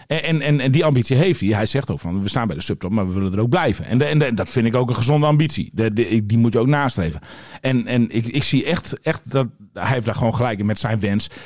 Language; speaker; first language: Dutch; native; Dutch